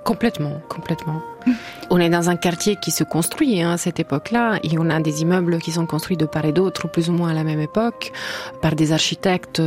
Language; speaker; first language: French; native; French